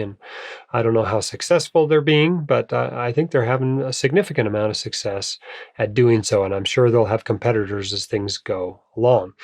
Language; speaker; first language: English; native; English